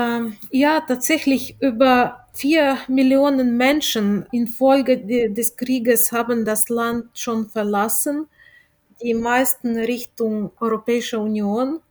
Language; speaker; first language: German; non-native, fluent; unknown